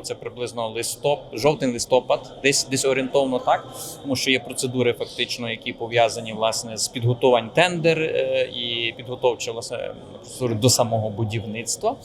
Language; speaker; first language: Ukrainian; native; Ukrainian